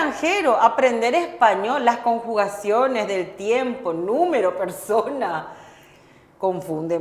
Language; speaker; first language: Spanish; non-native, fluent; Korean